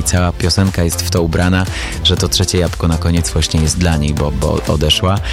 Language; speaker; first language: Polish; early bilingual, other home language; Armenian